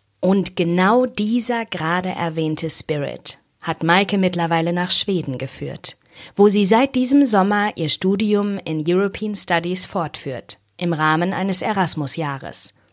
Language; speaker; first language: German; native; German